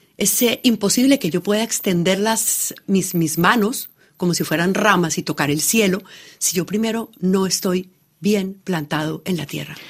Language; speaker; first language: Spanish; native; Spanish